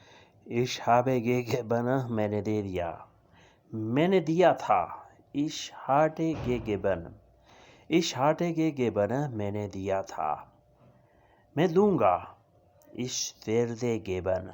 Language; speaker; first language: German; non-native, fluent; Urdu